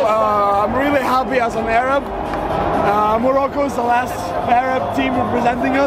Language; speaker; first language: English; non-native, fluent; Arabic